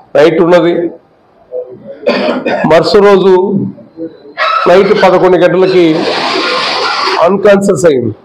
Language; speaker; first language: Telugu; native; Telugu